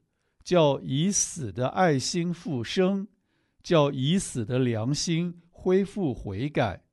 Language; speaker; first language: Chinese; native; Chinese